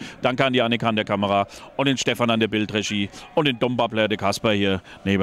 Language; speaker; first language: German; native; German